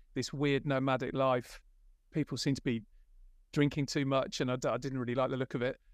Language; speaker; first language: English; native; English